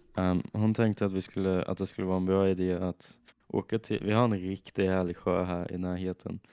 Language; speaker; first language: Swedish; native; Swedish